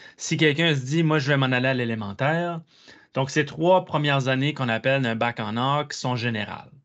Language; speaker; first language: French; native; French